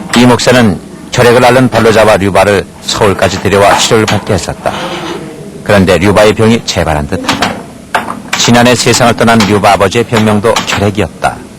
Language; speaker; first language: Korean; native; Korean